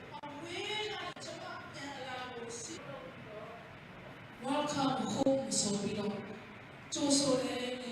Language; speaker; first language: Burmese; non-native, local second language; Tedim Chin